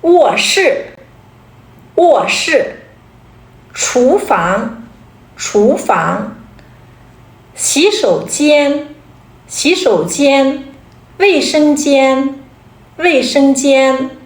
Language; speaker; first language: Chinese; non-native, fluent; Kazakh